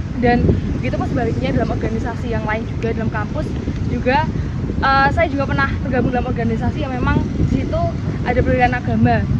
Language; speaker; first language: Indonesian; non-native, local second language; Javanese